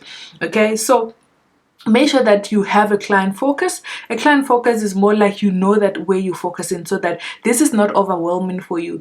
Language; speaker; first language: English; non-native, local second language; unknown